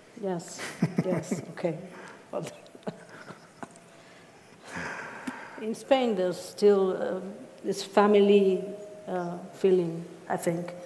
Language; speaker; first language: English; non-native, fluent; Spanish